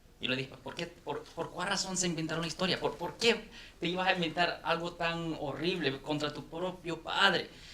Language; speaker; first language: Spanish; non-native, fluent; English